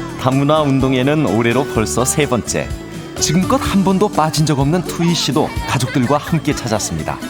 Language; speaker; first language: Korean; native; Korean